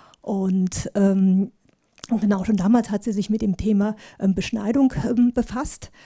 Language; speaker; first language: German; native; German